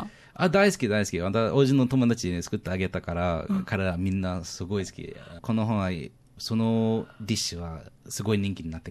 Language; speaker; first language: Japanese; non-native, learner; English